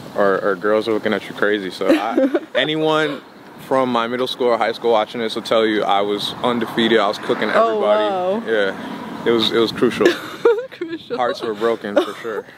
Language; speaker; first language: English; native; English